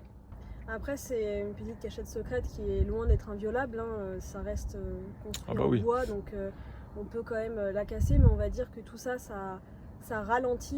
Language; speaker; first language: French; native; French